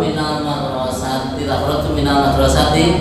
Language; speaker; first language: Arabic; non-native, learner; Indonesian